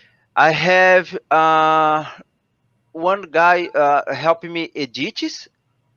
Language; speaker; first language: English; non-native, learner; Portuguese